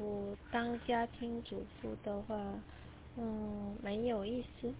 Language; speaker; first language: Chinese; non-native, learner; Korean